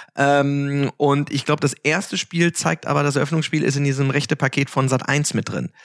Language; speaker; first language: German; native; German